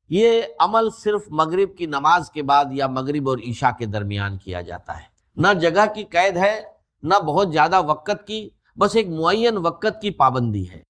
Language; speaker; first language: Urdu; native; Urdu